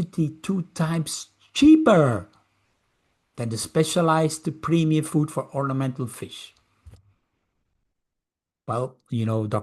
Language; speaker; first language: English; non-native, fluent; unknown